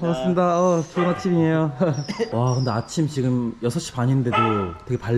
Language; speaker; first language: Korean; native; Korean